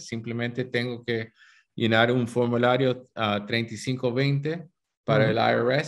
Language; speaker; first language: Spanish; early bilingual, heritage; Spanish